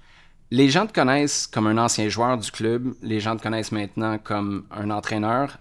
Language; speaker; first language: French; native; French